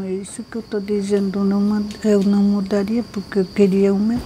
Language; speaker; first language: Portuguese; non-native, local second language; Guarani